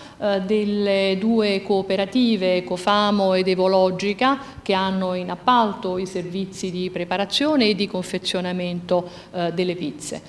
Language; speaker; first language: Italian; native; Italian